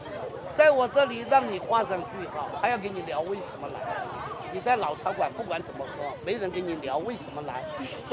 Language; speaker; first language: Chinese; native; Chinese